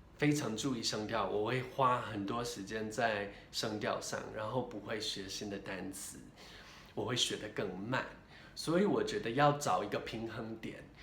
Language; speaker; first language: Chinese; non-native, fluent; English